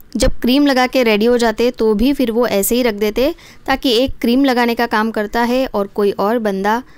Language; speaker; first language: Hindi; non-native, local second language; Marathi